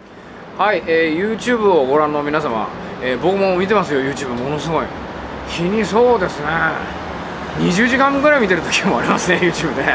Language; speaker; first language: Japanese; native; Japanese